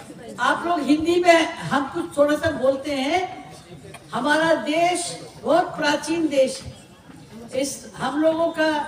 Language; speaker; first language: Hindi; non-native, local second language; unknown